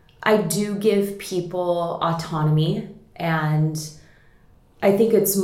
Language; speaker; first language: English; native; English